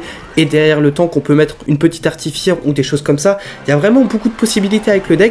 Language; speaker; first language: French; native; French